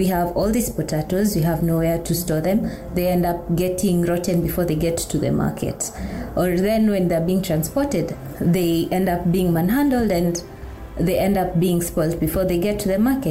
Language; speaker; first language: English; non-native, local second language; Kikuyu